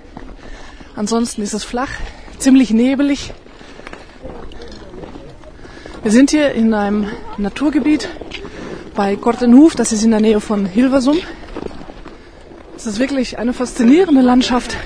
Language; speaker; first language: German; native; German